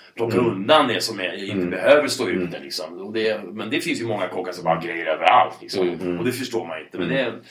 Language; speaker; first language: Swedish; early bilingual, other home language; English